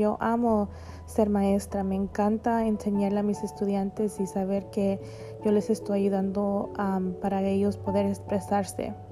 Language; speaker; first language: Spanish; early bilingual, heritage; Spanish